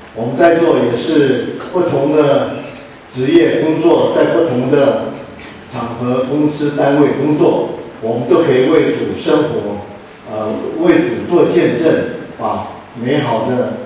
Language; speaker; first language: Chinese; native; Chinese